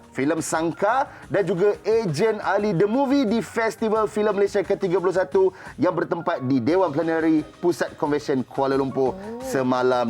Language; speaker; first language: Malay; native; Malay